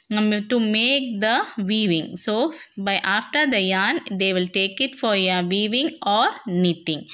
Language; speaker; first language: English; non-native, local second language; Tamil